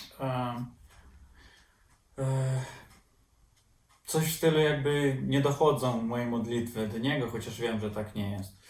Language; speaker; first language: Polish; non-native, fluent; Ukrainian